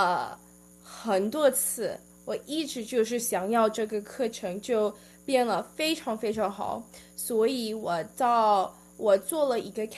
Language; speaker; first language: Chinese; early bilingual, heritage; Chinese